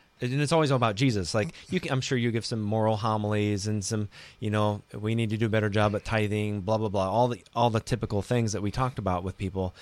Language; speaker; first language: English; native; English